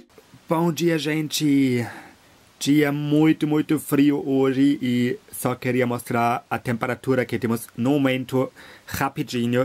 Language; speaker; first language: Portuguese; non-native, fluent; German